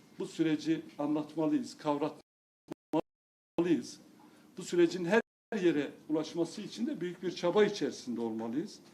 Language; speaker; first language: Turkish; non-native, local second language; Kurdish